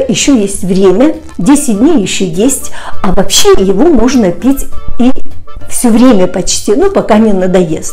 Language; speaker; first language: Russian; native; Russian